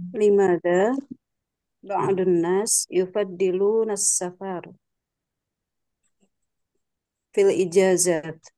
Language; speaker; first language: Arabic; non-native, learner; Indonesian